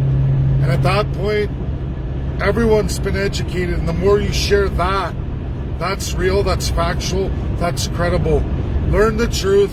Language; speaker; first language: English; native; English